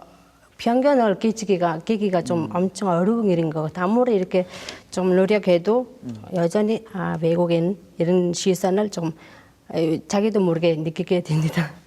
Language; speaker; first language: Korean; non-native, learner; Mongolian